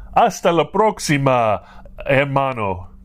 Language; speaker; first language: Spanish; non-native, learner; English